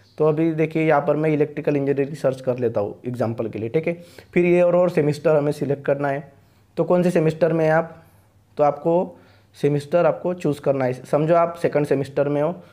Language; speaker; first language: Hindi; non-native, local second language; Marathi